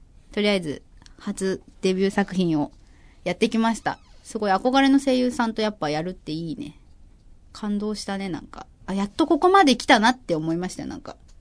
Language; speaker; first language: Japanese; native; Japanese